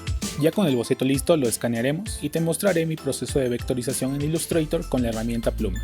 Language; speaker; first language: Spanish; native; Spanish